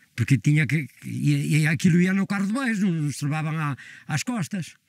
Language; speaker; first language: Portuguese; native; Portuguese